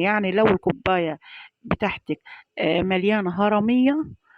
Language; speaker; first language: Arabic; native; Arabic